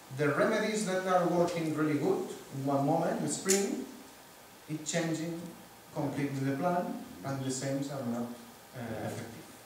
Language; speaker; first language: English; non-native, fluent; Spanish